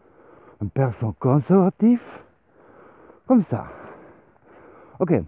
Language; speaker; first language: French; non-native, learner; Swiss German